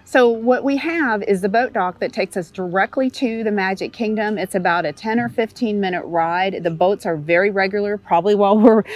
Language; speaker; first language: English; native; English